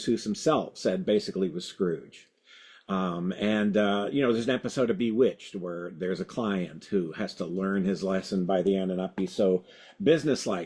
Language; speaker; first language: English; native; English